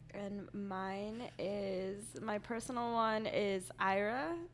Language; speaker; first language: English; native; English